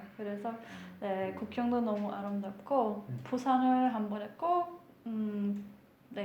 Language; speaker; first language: Korean; non-native, fluent; Hungarian